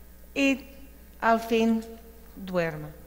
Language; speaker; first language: Spanish; non-native, fluent; English